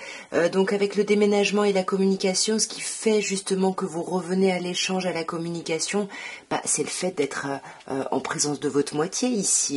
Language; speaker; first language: French; native; French